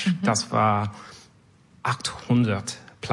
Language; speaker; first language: German; non-native, learner; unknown